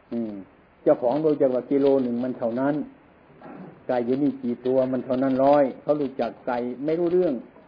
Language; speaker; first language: Thai; non-native, local second language; Northeastern Thai